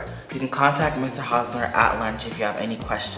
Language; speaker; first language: English; native; English